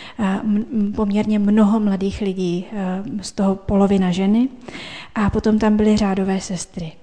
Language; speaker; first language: Czech; native; Czech